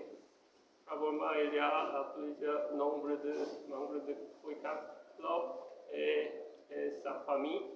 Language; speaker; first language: French; non-native, fluent; Korean